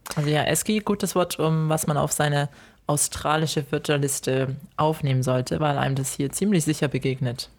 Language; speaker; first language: German; native; German